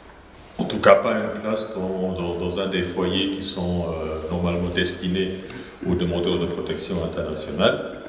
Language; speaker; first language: French; native; French